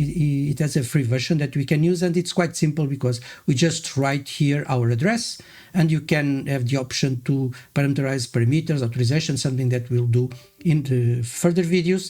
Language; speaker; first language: English; non-native, fluent; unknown